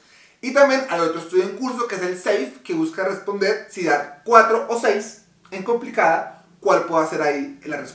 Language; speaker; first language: Spanish; native; Spanish